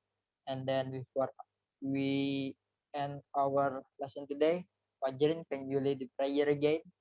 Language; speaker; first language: English; non-native, learner; Indonesian